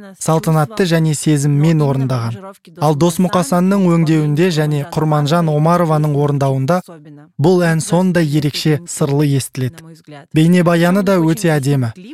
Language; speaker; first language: Kazakh; non-native, local second language; Russian